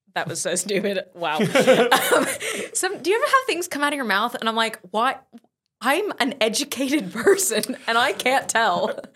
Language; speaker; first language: English; native; English